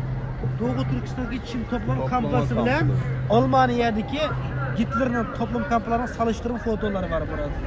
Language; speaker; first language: Turkish; non-native, learner; Uyghur